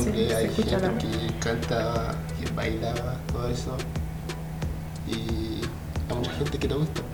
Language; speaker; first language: Spanish; non-native, learner; Haitian Creole